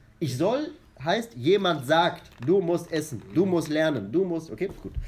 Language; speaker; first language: German; non-native, fluent; Arabic